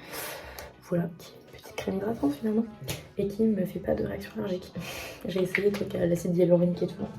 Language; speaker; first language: French; native; French